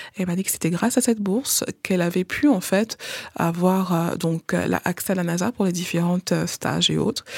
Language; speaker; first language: French; non-native, local second language; Haitian Creole